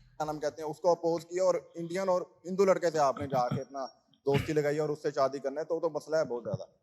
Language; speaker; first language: Urdu; native; Urdu